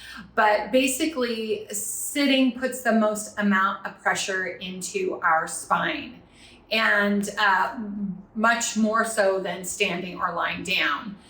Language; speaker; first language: English; native; English